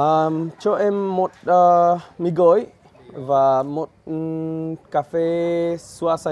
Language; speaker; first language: Vietnamese; non-native, learner; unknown